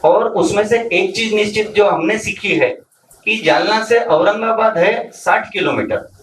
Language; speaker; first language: Hindi; non-native, local second language; Marathi